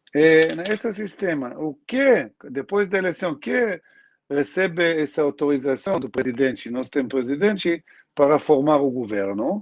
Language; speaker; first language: Portuguese; non-native, learner; Hebrew